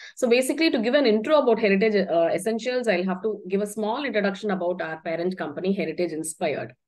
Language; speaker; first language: English; non-native, local second language; Tamil